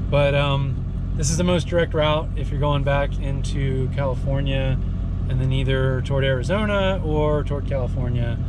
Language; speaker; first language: English; native; English